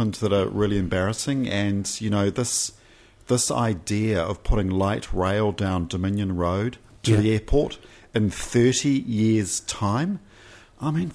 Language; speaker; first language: English; native; English